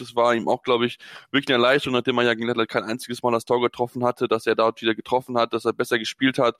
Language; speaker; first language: German; native; German